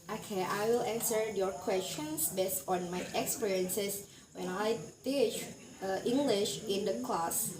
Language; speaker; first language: English; non-native, learner; Indonesian